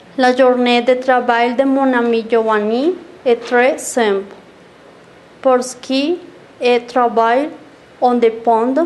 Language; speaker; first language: French; non-native, learner; Spanish